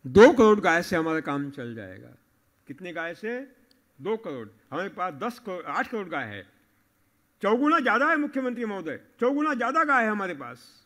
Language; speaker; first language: Hindi; non-native, local second language; Marathi